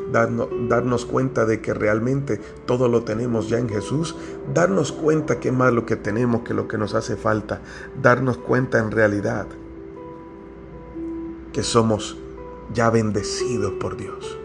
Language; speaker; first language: Spanish; native; Spanish